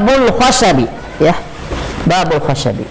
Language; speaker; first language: Arabic; non-native, fluent; Indonesian